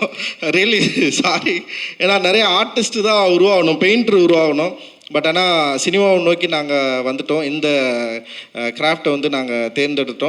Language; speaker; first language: Tamil; native; Tamil